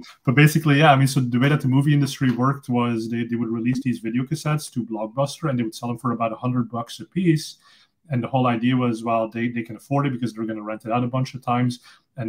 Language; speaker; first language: English; non-native, fluent; Dutch